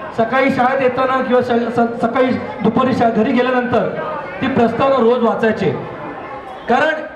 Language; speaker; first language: Marathi; non-native, local second language; Hindi